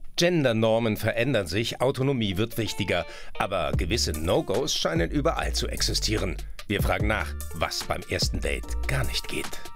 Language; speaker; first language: German; native; German